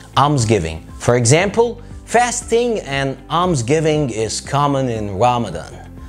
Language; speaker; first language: English; non-native, fluent; Arabic